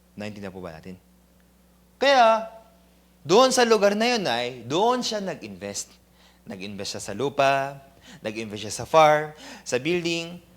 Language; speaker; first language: Filipino; non-native, fluent; Korean